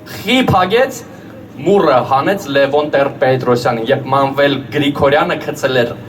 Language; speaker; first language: Armenian; native; Armenian